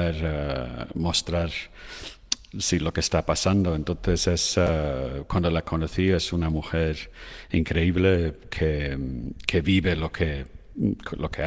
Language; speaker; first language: Spanish; non-native, fluent; English